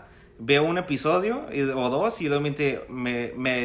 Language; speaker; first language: Spanish; native; Spanish